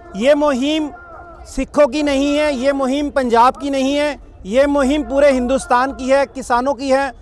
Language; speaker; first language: Hindi; non-native, local second language; Punjabi